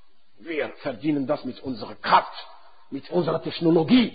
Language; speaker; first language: German; non-native, fluent; Arabic